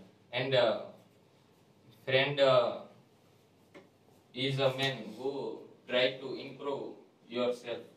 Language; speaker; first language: English; non-native, learner; Gujarati